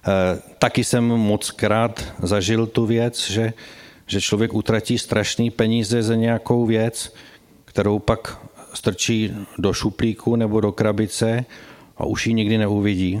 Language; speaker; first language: Czech; native; Czech